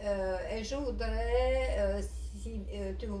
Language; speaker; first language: French; non-native, fluent; Romanian